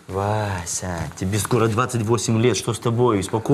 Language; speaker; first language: Russian; native; Russian